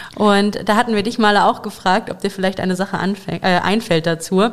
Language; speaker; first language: German; native; German